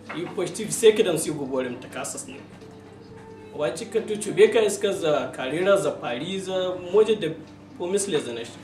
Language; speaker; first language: Bulgarian; non-native, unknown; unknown